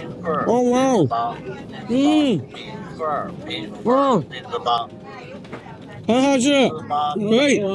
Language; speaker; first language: Chinese; non-native, learner; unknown